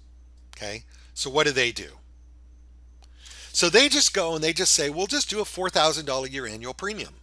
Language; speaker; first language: English; native; English